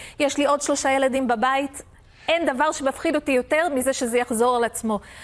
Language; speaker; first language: Hebrew; non-native, fluent; English